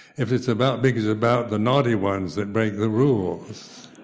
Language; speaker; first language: English; native; English